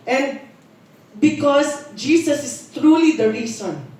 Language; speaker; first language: English; non-native, local second language; Filipino